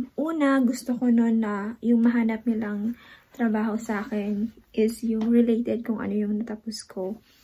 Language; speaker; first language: Filipino; non-native, local second language; Waray